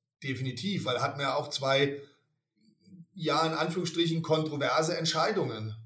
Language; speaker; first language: German; native; German